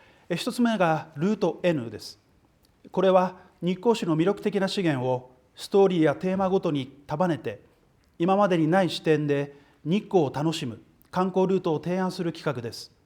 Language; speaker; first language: Japanese; native; Japanese